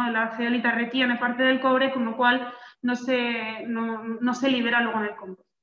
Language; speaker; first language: Spanish; native; Spanish